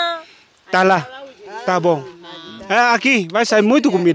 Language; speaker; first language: Portuguese; non-native, learner; Vietnamese